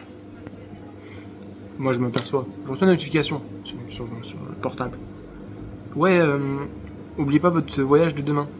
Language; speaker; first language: French; native; French